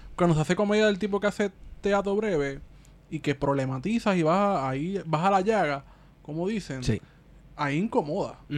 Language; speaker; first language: Spanish; native; Spanish